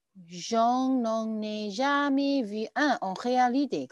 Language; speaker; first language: French; non-native, learner; Chinese